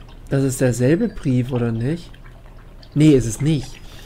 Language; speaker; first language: German; native; German